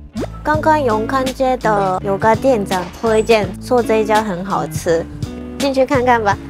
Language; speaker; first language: Chinese; non-native, fluent; Japanese